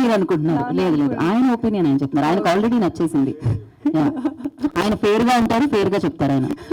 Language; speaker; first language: Telugu; native; Telugu